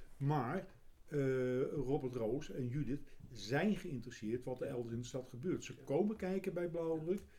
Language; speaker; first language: Dutch; native; Dutch